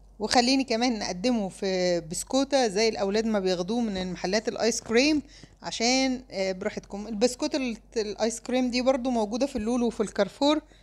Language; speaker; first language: Arabic; native; Arabic